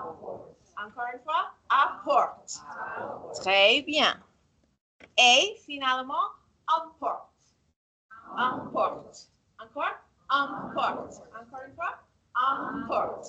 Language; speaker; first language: French; non-native, fluent; English